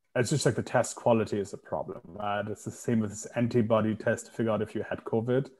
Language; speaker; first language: English; non-native, fluent; German